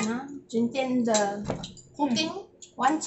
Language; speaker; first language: Chinese; non-native, learner; Malay